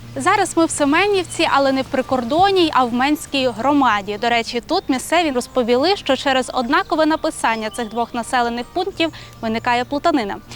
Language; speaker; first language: Ukrainian; native; Ukrainian